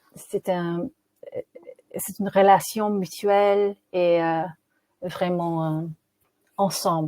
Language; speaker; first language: French; non-native, fluent; English